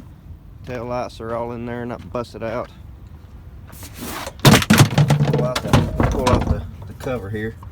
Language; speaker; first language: English; native; English